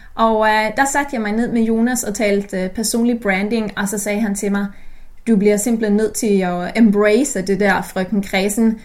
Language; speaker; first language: Danish; native; Danish